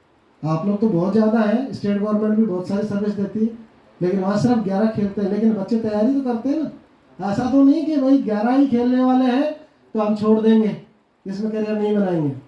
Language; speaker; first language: Hindi; native; Hindi